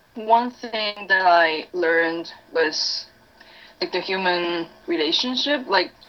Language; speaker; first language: English; non-native, local second language; Cantonese